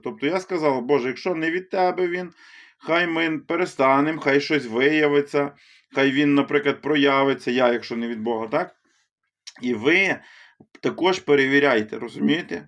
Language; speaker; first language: Ukrainian; native; Ukrainian